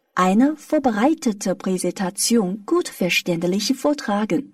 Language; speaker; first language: German; non-native, fluent; Chinese